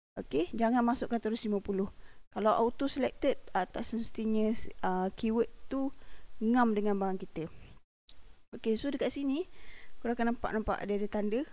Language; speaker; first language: Malay; native; Malay